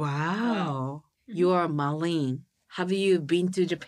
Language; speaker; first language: English; non-native, learner; Japanese